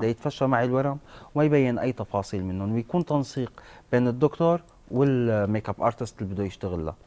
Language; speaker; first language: Arabic; native; Arabic